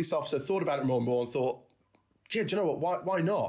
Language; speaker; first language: English; native; English